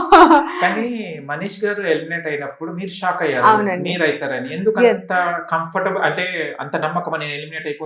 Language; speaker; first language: Telugu; native; Telugu